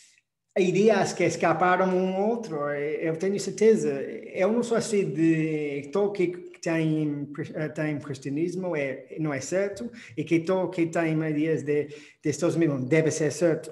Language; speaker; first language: Portuguese; non-native, fluent; English